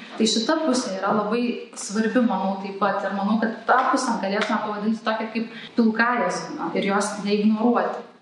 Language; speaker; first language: Lithuanian; native; Lithuanian